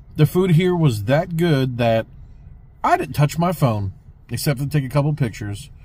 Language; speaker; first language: English; native; English